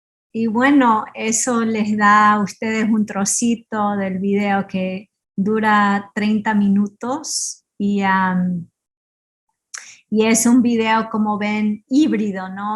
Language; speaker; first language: Spanish; early bilingual, heritage; Spanish